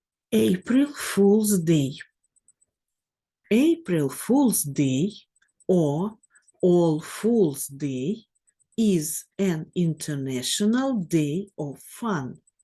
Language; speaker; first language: English; non-native, fluent; Ukrainian